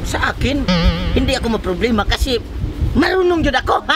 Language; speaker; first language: Filipino; non-native, local second language; Cebuano